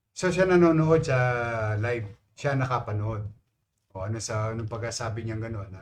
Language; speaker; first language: Filipino; native; Filipino